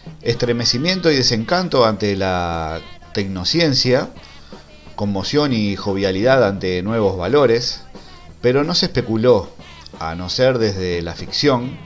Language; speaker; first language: Spanish; native; Spanish